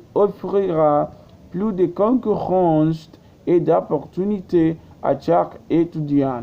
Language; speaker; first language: French; non-native, learner; Spanish